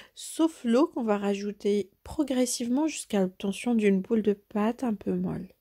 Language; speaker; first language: French; non-native, local second language; Arabic